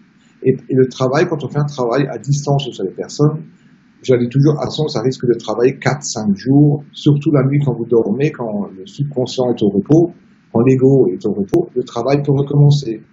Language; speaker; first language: French; native; French